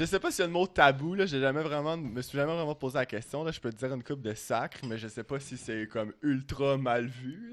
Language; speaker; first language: French; native; French